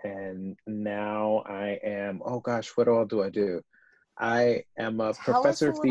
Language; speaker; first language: English; native; English